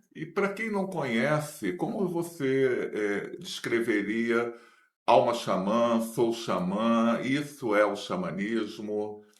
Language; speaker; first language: Portuguese; native; Portuguese